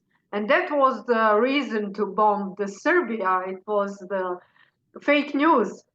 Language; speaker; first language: English; non-native, fluent; Serbian